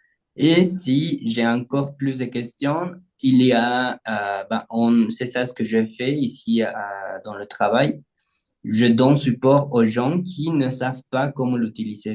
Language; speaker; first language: French; non-native, fluent; Spanish